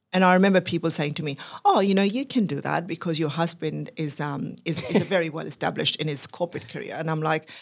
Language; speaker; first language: English; non-native, local second language; Urdu